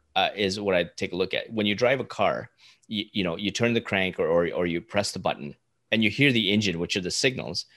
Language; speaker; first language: English; early bilingual, other home language; Hindi